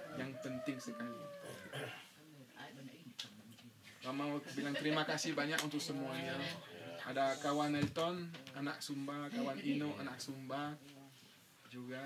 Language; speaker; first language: Indonesian; non-native, fluent; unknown